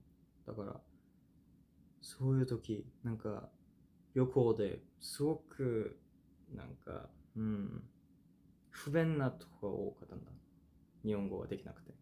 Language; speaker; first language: Japanese; non-native, fluent; Korean